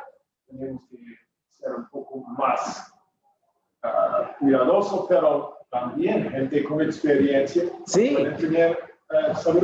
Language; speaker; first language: Spanish; non-native, fluent; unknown